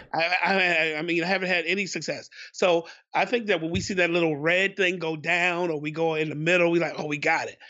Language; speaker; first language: English; native; English